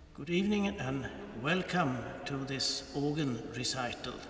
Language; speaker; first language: English; non-native, fluent; Swedish